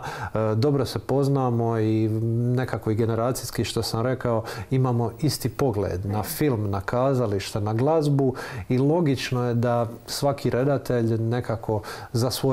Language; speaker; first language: Croatian; native; Croatian